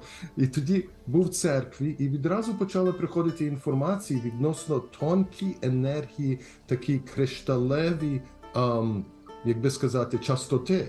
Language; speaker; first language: Ukrainian; early bilingual, heritage; Ukrainian